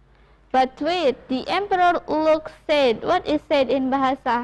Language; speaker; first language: English; non-native, fluent; Indonesian